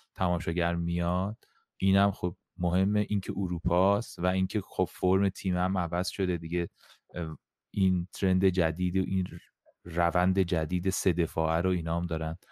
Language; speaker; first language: Persian; native; Persian